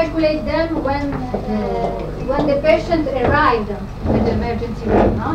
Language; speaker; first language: English; non-native, fluent; Italian